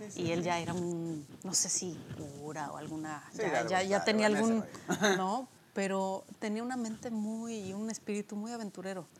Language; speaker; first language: Spanish; early bilingual, other home language; Polish